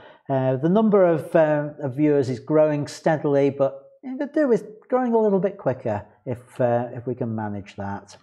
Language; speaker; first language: English; native; English